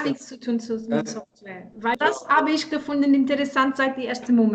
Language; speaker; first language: German; non-native, learner; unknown